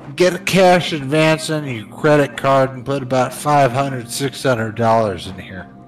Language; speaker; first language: English; native; English